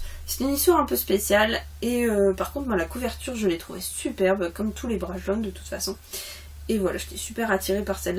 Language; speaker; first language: French; native; French